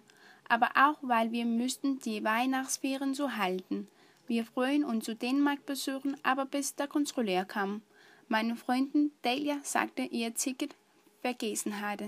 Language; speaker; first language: German; non-native, learner; Danish